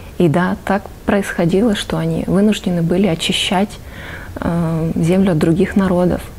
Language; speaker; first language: Russian; native; Russian